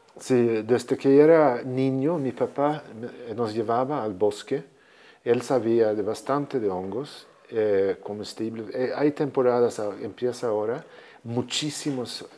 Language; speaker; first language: Spanish; non-native, fluent; Swedish